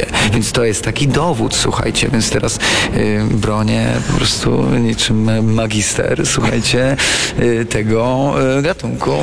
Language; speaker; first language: Polish; native; Polish